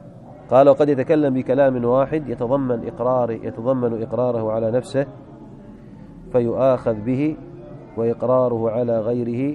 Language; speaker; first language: Arabic; native; Arabic